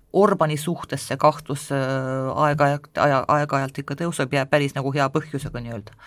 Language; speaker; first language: Estonian; non-native, local second language; Russian